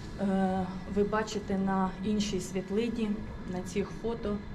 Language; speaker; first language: Ukrainian; non-native, local second language; Russian